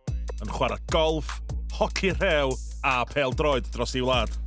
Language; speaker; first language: Welsh; native; Welsh